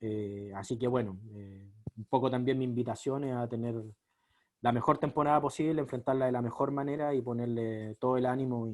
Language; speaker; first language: Spanish; native; Spanish